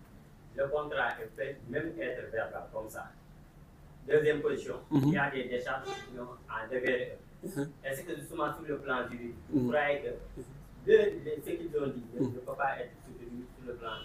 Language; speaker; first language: French; non-native, local second language; Wolof